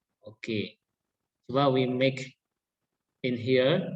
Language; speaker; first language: English; non-native, learner; Indonesian